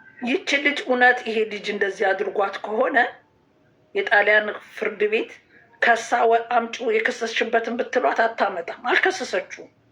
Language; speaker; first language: Amharic; native; Amharic